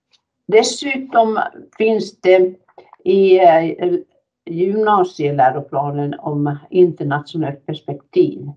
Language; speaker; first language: Swedish; non-native, fluent; Finnish